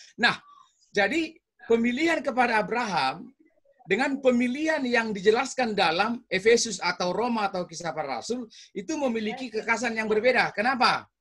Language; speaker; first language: Indonesian; native; Indonesian